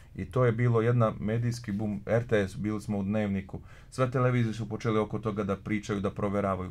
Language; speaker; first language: Croatian; non-native, local second language; Slovak